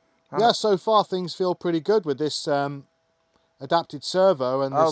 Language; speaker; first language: English; native; English